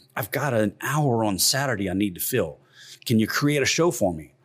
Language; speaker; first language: English; native; English